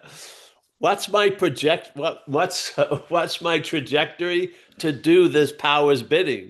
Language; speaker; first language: English; native; English